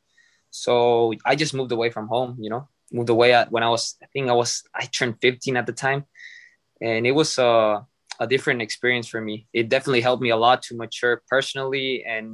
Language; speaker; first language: English; non-native, fluent; Spanish